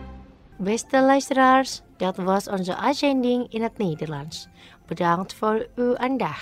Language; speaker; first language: Dutch; non-native, fluent; Indonesian